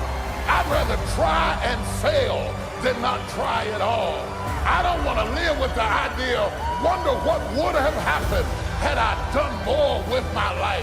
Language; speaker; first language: English; native; English